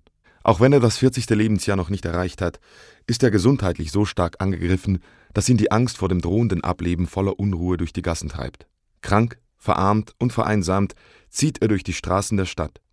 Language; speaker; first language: German; native; German